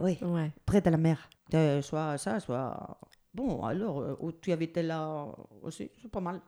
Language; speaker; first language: French; non-native, learner; Spanish